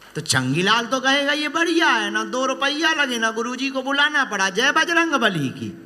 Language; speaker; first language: Hindi; native; Hindi